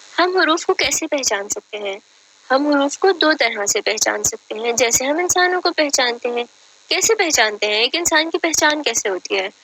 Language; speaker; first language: Urdu; native; Urdu